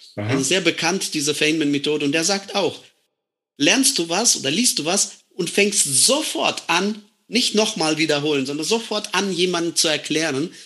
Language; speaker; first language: German; non-native, fluent; Estonian